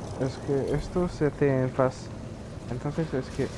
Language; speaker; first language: Spanish; non-native, learner; French